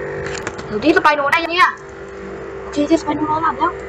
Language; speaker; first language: Thai; native; Thai